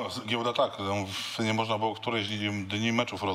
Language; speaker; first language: Polish; native; Polish